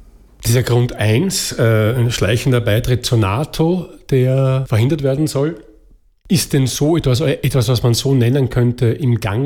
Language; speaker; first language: German; native; German